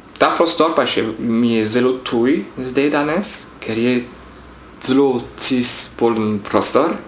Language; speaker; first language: Slovenian; non-native, fluent; French